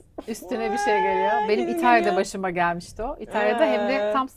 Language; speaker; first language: Turkish; native; Turkish